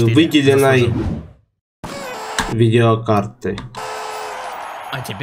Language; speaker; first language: Russian; native; Russian